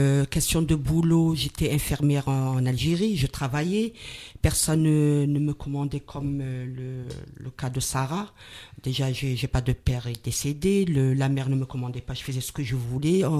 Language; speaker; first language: French; non-native, local second language; Arabic